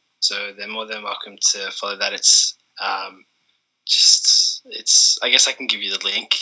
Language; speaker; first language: English; native; English